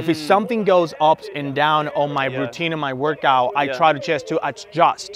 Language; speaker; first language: English; non-native, fluent; Spanish